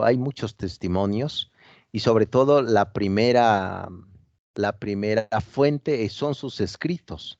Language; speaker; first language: Spanish; native; Spanish